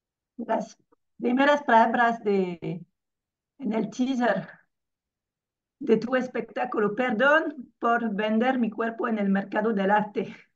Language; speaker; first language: Spanish; non-native, fluent; French